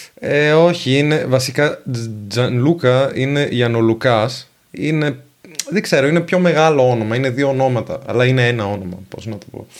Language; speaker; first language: Greek; non-native, fluent; Venetian